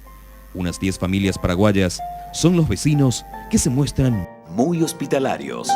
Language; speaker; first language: Spanish; native; Spanish